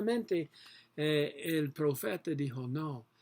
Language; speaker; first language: Spanish; non-native, learner; English